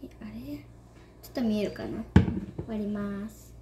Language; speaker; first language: Japanese; non-native, fluent; Cebuano